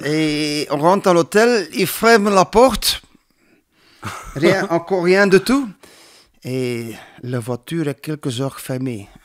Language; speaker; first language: French; non-native, learner; Dutch